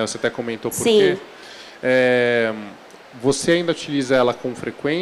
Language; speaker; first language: Portuguese; native; Portuguese